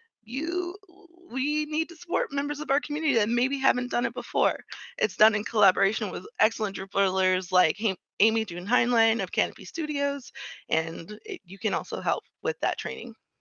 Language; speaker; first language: English; native; English